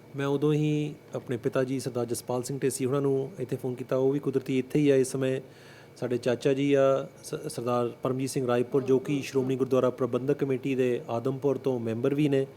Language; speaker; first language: Punjabi; early bilingual, heritage; Punjabi